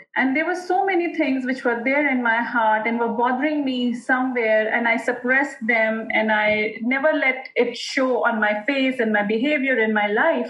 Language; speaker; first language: English; non-native, local second language; Hindi